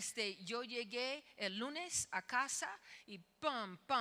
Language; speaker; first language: Spanish; non-native, fluent; English